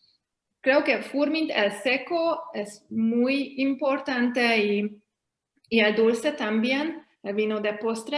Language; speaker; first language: Spanish; non-native, fluent; Hungarian